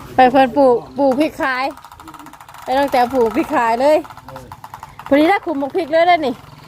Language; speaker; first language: Thai; native; Thai